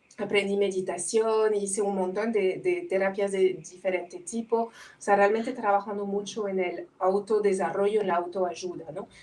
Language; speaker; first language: Spanish; non-native, fluent; French